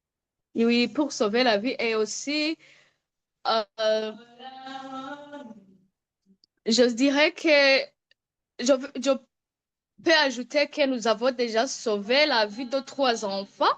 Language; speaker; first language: French; non-native, local second language; Rundi